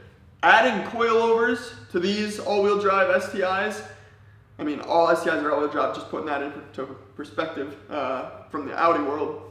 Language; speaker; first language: English; native; English